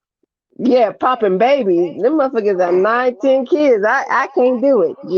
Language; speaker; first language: English; native; English